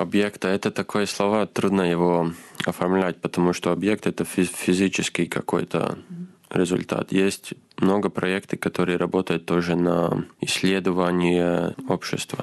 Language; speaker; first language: Russian; non-native, fluent; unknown